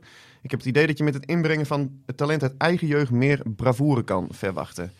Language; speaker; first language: Dutch; native; Dutch